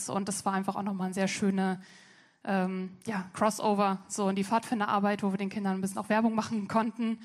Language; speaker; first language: German; native; German